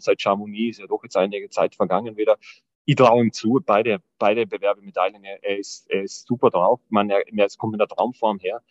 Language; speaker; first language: German; native; German